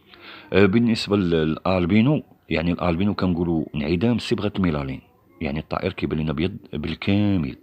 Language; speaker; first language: Arabic; native; Arabic